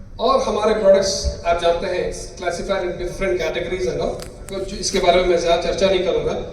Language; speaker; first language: Hindi; non-native, local second language; Malayalam